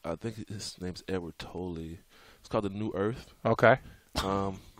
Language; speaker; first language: English; native; English